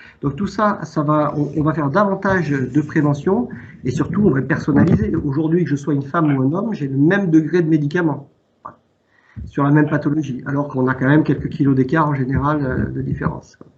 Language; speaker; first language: French; native; French